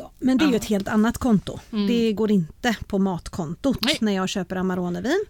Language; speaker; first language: Swedish; native; Swedish